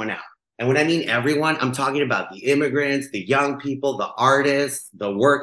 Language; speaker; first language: English; non-native, fluent; Spanish